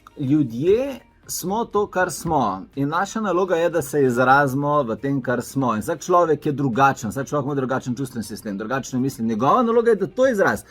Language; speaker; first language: Slovenian; native; Slovenian